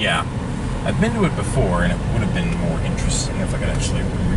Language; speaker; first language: English; native; English